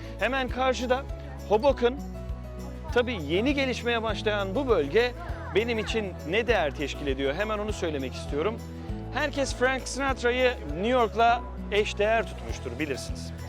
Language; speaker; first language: Turkish; native; Turkish